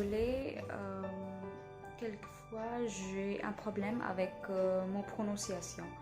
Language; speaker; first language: French; non-native, learner; Hindi